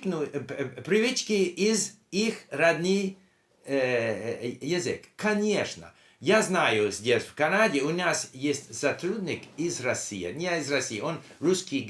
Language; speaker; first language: Russian; non-native, learner; English